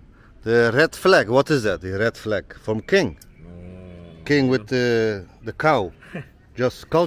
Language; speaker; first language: English; non-native, learner; Turkish